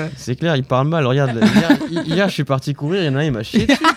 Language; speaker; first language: French; native; French